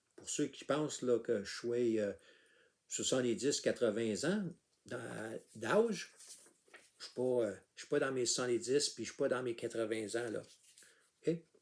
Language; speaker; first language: French; native; French